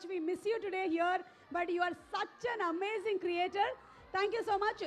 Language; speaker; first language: Telugu; native; Telugu